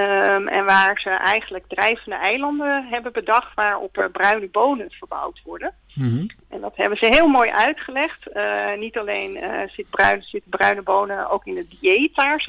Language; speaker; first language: Dutch; native; Dutch